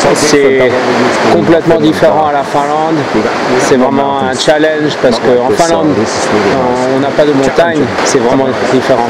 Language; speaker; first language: French; early bilingual, heritage; Finnish